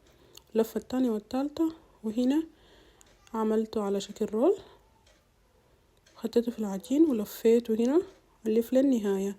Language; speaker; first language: Arabic; native; Arabic